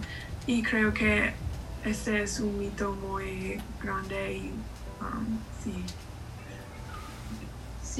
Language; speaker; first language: Spanish; non-native, learner; English